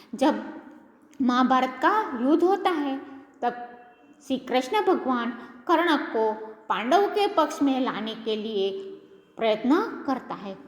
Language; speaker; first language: Hindi; non-native, local second language; Gujarati